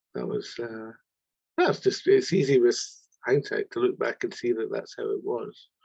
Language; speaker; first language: English; native; English